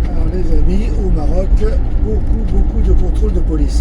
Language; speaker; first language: French; native; French